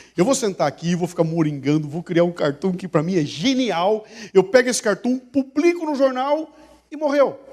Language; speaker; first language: Portuguese; native; Portuguese